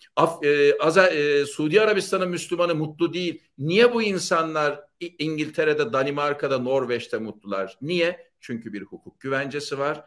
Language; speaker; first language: Turkish; native; Turkish